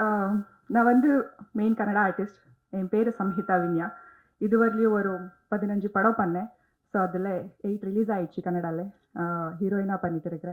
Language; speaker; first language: Tamil; non-native, learner; Kannada